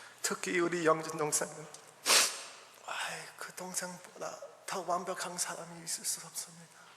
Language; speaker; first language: Korean; early bilingual, heritage; Korean